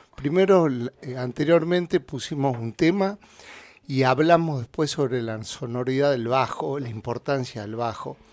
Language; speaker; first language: Spanish; native; Spanish